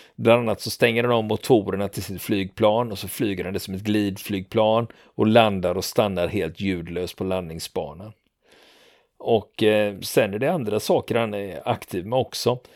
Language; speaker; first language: Swedish; native; Swedish